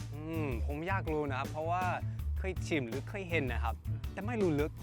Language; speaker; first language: Thai; non-native, fluent; English